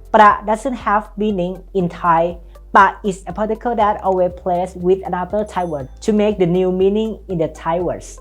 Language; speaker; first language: English; non-native, fluent; Thai